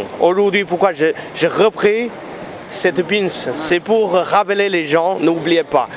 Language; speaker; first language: French; non-native, fluent; Chinese